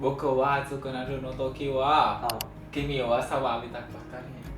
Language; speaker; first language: Japanese; non-native, learner; Vietnamese